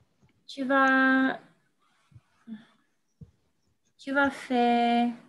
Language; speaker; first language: French; non-native, learner; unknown